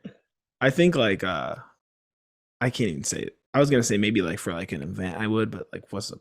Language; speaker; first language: English; native; English